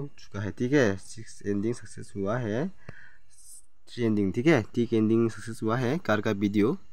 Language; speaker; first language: Hindi; non-native, local second language; Assamese